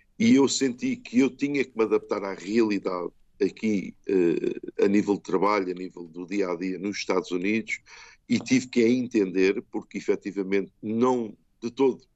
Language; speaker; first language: Portuguese; early bilingual, heritage; Portuguese